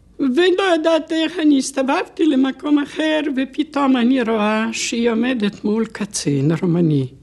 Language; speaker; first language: Hebrew; non-native, fluent; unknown